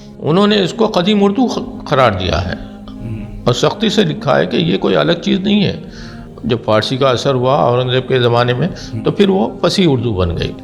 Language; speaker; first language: Urdu; native; Urdu